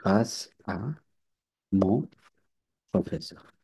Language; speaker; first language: French; non-native, fluent; Bangla